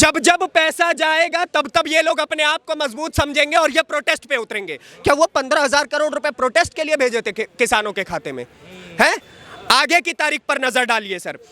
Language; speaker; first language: Hindi; native; Hindi